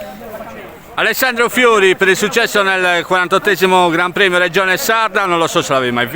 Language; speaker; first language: Italian; native; Italian